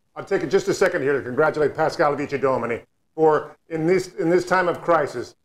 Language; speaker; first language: English; native; English